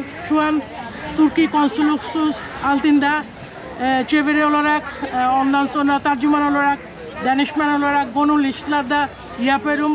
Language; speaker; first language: Turkish; non-native, fluent; Bangla